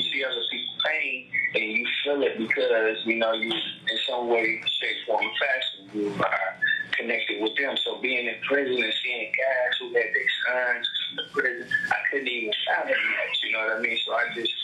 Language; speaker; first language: English; native; English